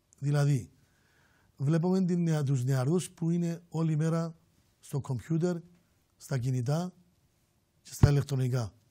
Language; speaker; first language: Greek; native; Greek